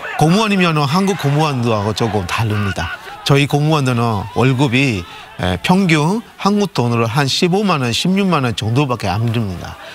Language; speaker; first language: Korean; non-native, fluent; Burmese